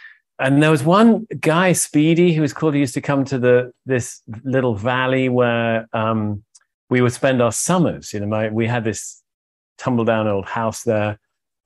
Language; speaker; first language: English; native; English